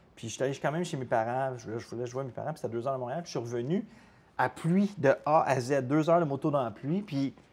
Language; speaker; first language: French; native; French